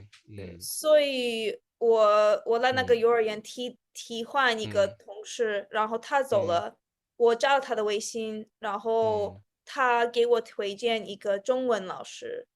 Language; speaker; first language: Chinese; non-native, fluent; Russian